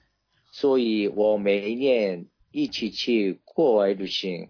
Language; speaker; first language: Chinese; non-native, learner; Korean